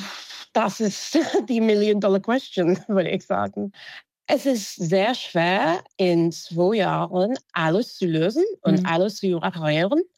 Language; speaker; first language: German; non-native, fluent; English